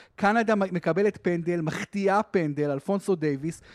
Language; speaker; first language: Hebrew; native; Hebrew